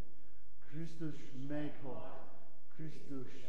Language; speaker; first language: Hungarian; non-native, learner; English